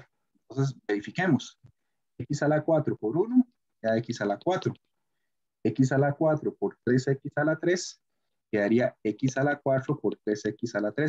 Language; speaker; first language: Spanish; native; Spanish